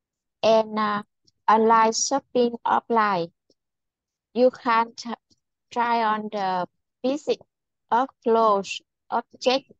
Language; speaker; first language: English; non-native, learner; Vietnamese